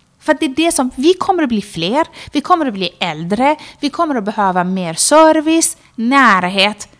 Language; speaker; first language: Swedish; non-native, fluent; Persian